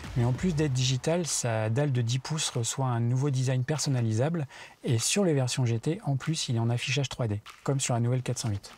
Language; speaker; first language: French; native; French